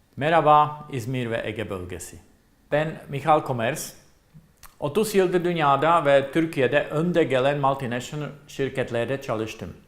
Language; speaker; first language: Turkish; non-native, learner; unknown